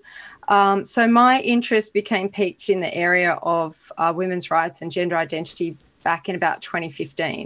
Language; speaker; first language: English; native; English